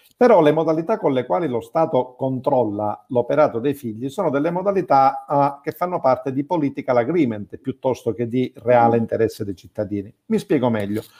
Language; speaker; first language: Italian; native; Italian